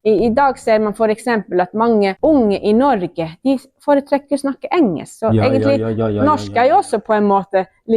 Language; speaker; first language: Norwegian; non-native, local second language; Northern Sami